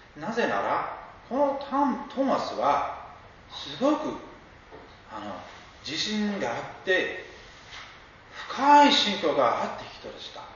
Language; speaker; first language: Japanese; non-native, fluent; English